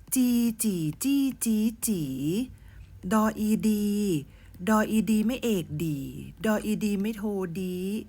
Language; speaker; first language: Thai; native; Thai